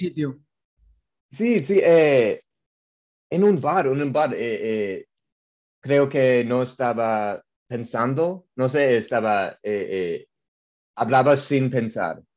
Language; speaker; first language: Spanish; non-native, learner; English